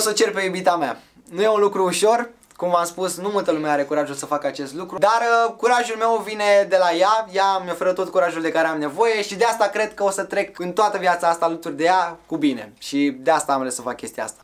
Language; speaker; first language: Romanian; native; Romanian